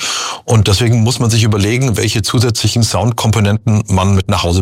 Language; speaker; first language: German; native; German